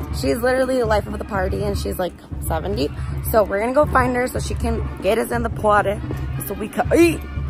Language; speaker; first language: English; early bilingual, other home language; Spanish